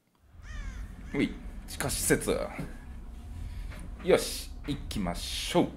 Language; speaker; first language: Japanese; native; Japanese